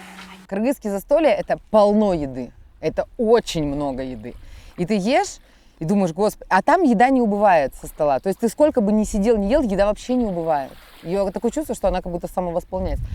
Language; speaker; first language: Russian; native; Russian